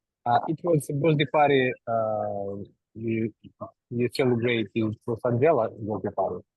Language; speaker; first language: English; non-native, learner; Ukrainian